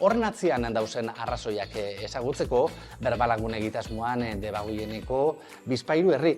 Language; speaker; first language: Basque; native; Basque